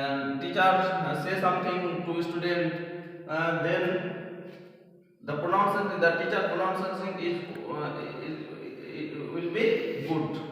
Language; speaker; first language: English; non-native, local second language; Bangla